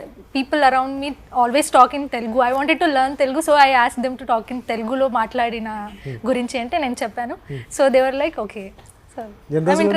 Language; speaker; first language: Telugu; non-native, learner; Hindi